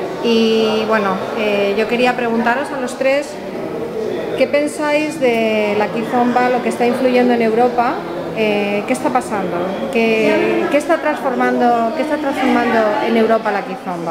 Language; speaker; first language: Spanish; native; Spanish